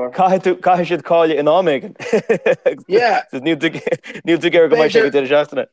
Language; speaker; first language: Irish; native; Irish